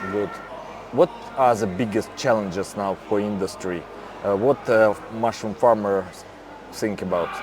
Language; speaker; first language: English; non-native, fluent; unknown